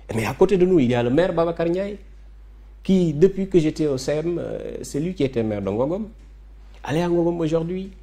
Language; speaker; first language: French; non-native, local second language; Wolof